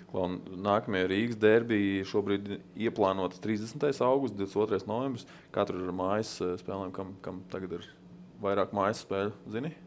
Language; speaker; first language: Latvian; native; Latvian